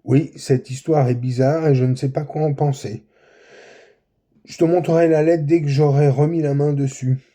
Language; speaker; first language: French; native; French